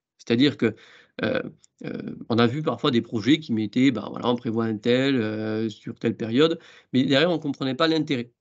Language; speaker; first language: French; native; French